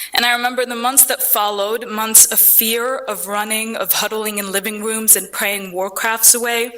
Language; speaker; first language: English; early bilingual, other home language; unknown